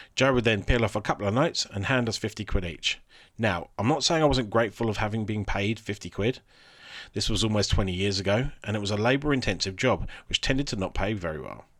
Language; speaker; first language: English; native; English